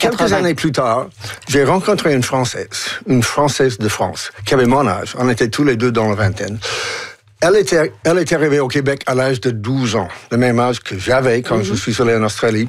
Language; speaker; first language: French; non-native, local second language; English